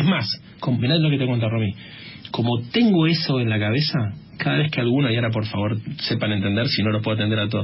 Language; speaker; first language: Spanish; native; Spanish